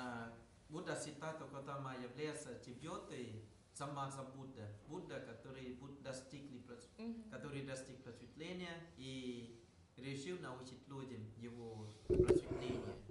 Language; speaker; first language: Russian; non-native, learner; Thai